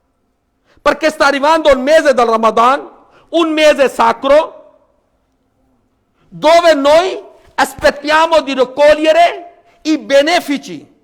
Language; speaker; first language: Italian; non-native, fluent; Urdu